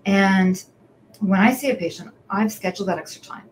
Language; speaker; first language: English; native; English